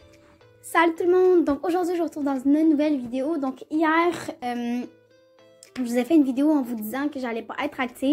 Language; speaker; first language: French; native; French